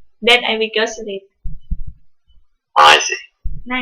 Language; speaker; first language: English; non-native, learner; Thai